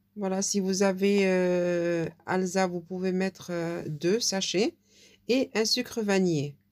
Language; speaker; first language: French; non-native, local second language; Arabic